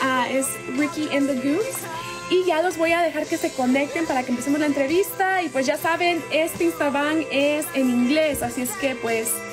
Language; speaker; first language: Spanish; early bilingual, heritage; Spanish